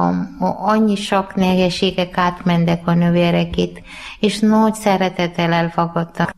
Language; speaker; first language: Hungarian; non-native, learner; Malayalam